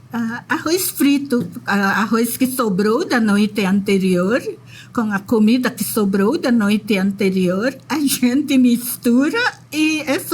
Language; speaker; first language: Portuguese; non-native, fluent; Indonesian